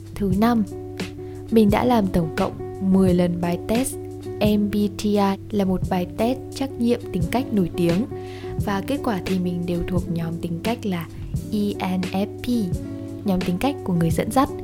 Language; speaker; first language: Vietnamese; native; Vietnamese